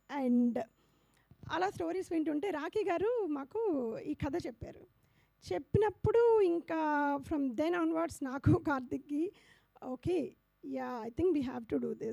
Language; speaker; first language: Telugu; native; Telugu